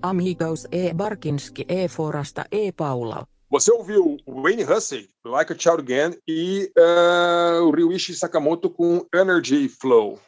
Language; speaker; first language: Portuguese; non-native, fluent; English